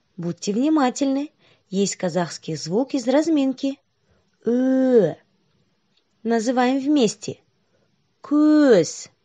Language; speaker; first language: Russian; non-native, local second language; Kazakh